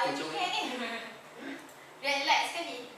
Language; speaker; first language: Malay; native; Malay